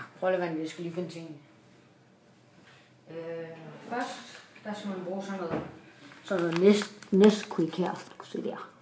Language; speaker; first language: Danish; native; Danish